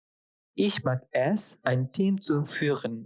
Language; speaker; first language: German; non-native, fluent; Bangla